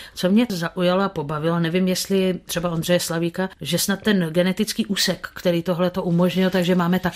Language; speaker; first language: Czech; native; Czech